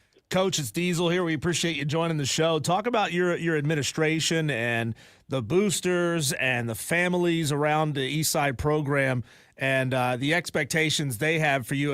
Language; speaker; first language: English; native; English